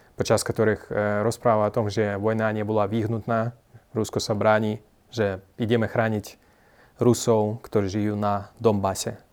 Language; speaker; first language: Slovak; non-native, fluent; Russian